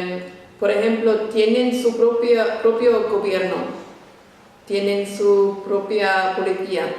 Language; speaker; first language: Spanish; non-native, fluent; English